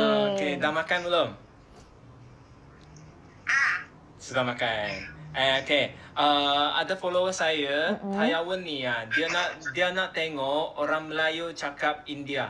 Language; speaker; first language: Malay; non-native, local second language; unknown